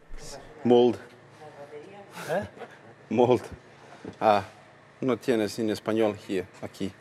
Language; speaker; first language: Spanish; non-native, learner; English